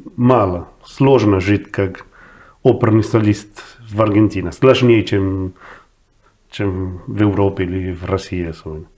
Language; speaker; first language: Russian; non-native, fluent; Spanish